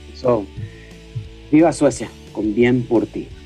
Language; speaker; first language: Spanish; early bilingual, heritage; Spanish